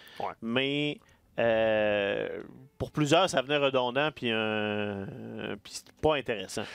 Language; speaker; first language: French; native; French